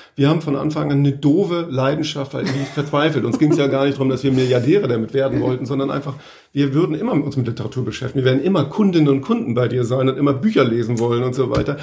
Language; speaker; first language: German; native; German